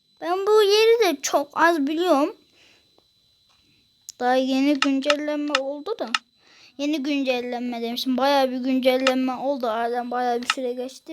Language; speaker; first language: Turkish; native; Turkish